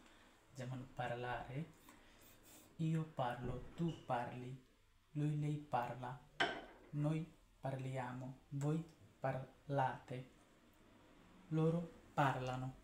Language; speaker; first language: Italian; non-native, learner; Bangla